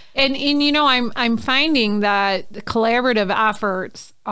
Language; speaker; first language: English; native; English